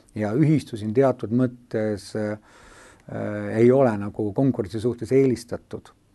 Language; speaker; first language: Estonian; native; Estonian